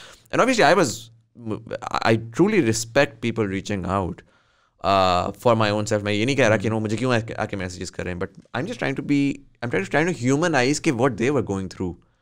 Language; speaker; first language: English; non-native, local second language; Urdu